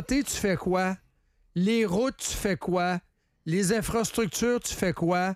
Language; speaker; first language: French; native; French